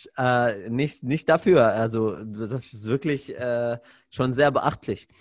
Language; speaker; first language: German; non-native, fluent; Arabic